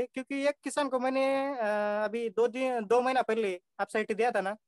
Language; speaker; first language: Hindi; non-native, local second language; Marathi